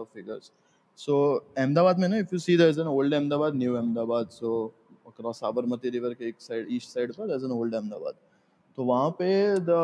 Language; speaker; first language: English; non-native, local second language; Gujarati